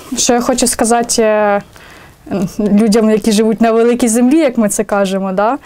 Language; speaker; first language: Ukrainian; native; Ukrainian